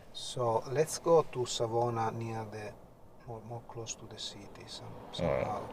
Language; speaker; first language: English; non-native, learner; Italian